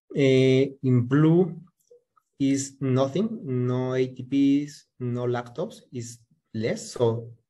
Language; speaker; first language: English; non-native, fluent; Spanish